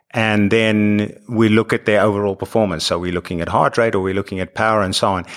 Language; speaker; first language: English; native; English